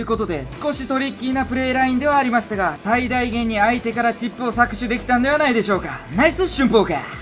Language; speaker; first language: Japanese; native; Japanese